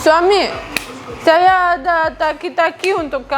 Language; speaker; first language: Indonesian; non-native, learner; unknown